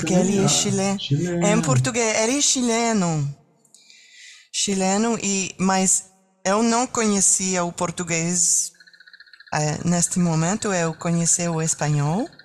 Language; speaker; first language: Portuguese; non-native, learner; French